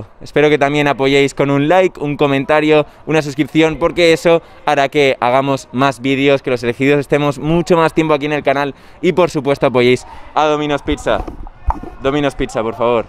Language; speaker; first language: Spanish; native; Spanish